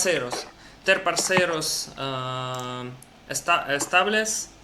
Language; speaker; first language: Portuguese; non-native, learner; Russian